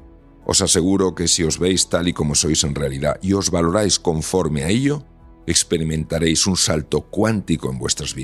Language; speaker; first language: Spanish; native; Spanish